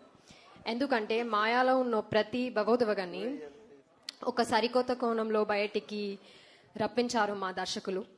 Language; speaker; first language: Telugu; non-native, learner; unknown